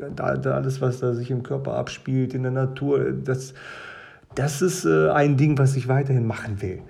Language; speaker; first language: German; early bilingual, other home language; Russian